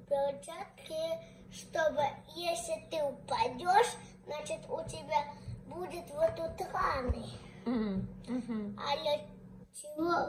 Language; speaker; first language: Russian; early bilingual, heritage; Russian